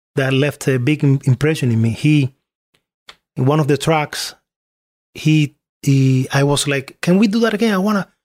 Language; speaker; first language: English; non-native, fluent; Spanish